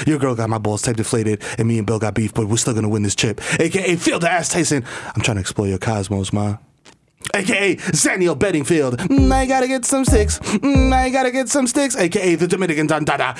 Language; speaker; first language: English; early bilingual, other home language; Spanish